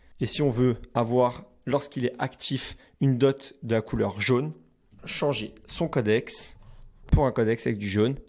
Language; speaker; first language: French; native; French